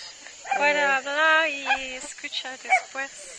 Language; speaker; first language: Spanish; non-native, learner; English